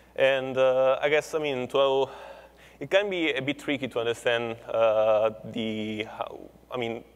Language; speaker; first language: English; non-native, fluent; Italian